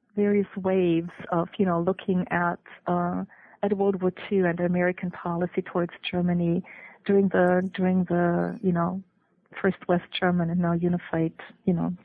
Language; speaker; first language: English; non-native, fluent; German